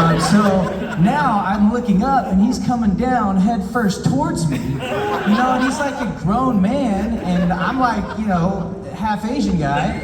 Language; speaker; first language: English; native; English